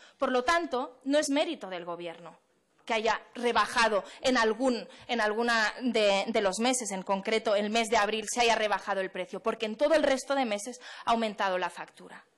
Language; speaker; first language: Spanish; non-native, local second language; Catalan